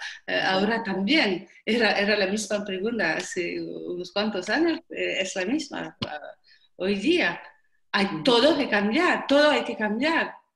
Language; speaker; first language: Spanish; non-native, learner; French